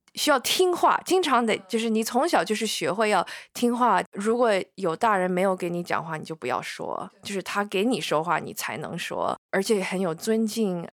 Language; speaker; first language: Chinese; early bilingual, heritage; Chinese